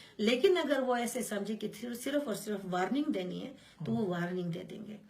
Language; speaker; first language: Urdu; non-native, local second language; Punjabi